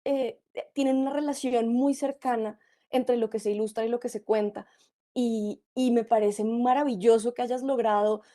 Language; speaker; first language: Spanish; native; Spanish